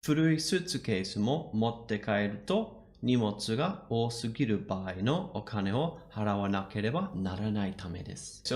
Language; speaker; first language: Japanese; non-native, fluent; English